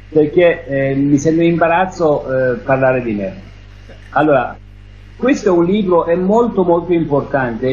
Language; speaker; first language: Italian; non-native, fluent; Persian